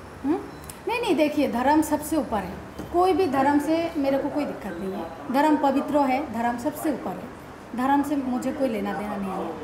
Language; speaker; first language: Hindi; non-native, local second language; Bangla